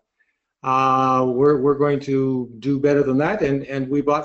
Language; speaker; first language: English; native; English